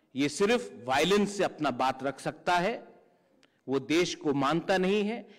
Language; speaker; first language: Hindi; non-native, local second language; Kok Borok